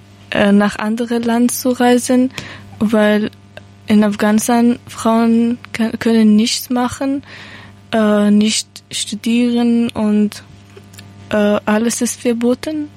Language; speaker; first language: German; non-native, learner; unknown